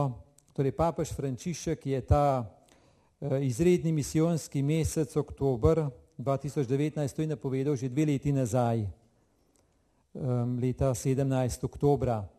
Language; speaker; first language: Slovenian; native; Slovenian